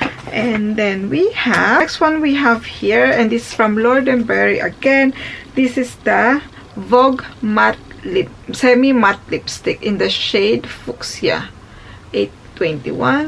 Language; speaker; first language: English; non-native, fluent; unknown